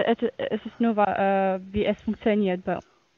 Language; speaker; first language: German; non-native, fluent; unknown